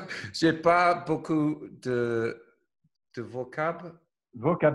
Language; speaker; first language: French; non-native, learner; English